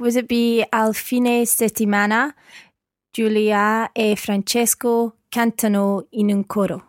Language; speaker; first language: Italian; non-native, learner; English